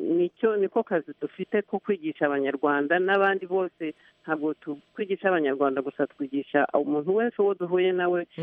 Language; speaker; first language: Kinyarwanda; early bilingual, heritage; Kinyarwanda